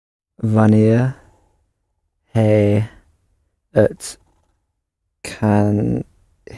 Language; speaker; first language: Dutch; non-native, learner; English